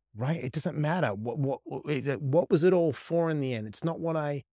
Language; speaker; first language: English; native; English